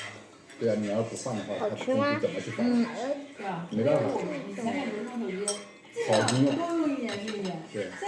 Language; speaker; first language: Chinese; native; Chinese